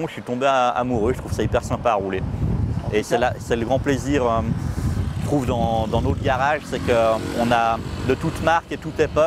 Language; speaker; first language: French; native; French